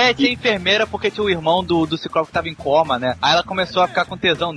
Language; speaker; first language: Portuguese; native; Portuguese